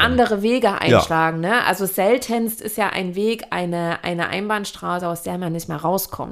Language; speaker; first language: German; native; German